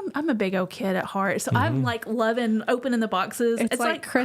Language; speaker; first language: English; native; English